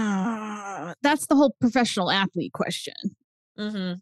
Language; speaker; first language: English; early bilingual, other home language; Spanish